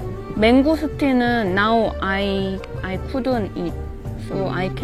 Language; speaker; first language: English; non-native, learner; Korean